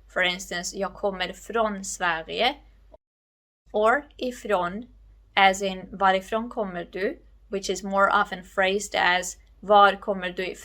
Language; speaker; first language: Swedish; non-native, fluent; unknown